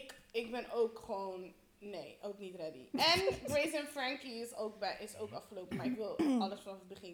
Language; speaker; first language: Dutch; early bilingual, heritage; Dutch